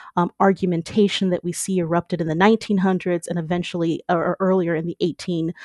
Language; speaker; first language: English; native; English